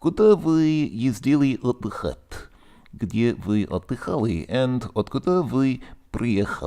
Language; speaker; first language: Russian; non-native, learner; English